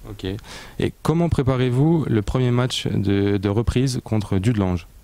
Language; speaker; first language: French; native; French